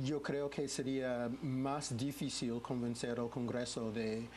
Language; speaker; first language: Spanish; non-native, fluent; English